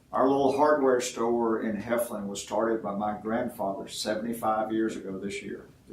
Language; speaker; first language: English; native; English